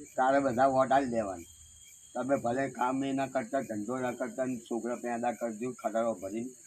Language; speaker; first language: Gujarati; native; Gujarati